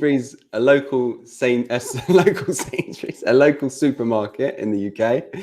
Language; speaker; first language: English; native; English